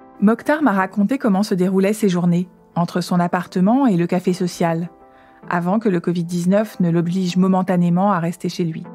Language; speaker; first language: French; native; French